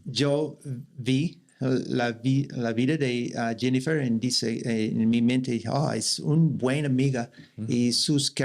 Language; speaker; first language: Spanish; non-native, learner; English